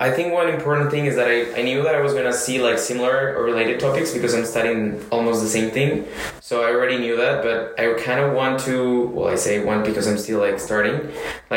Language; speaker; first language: English; non-native, fluent; Spanish